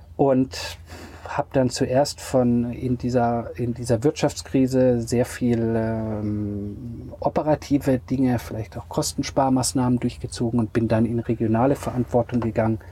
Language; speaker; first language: German; native; German